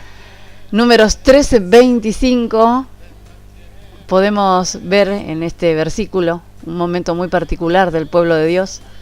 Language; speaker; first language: Spanish; native; Spanish